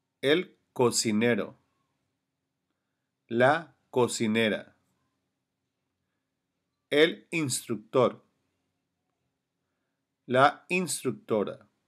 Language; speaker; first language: Spanish; non-native, learner; English